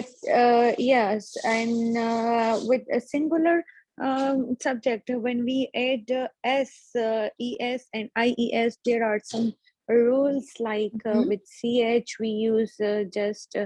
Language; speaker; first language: English; non-native, learner; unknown